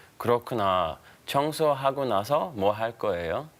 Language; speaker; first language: Korean; non-native, learner; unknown